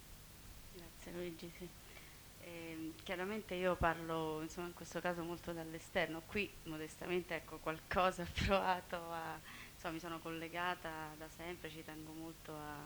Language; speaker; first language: Italian; native; Italian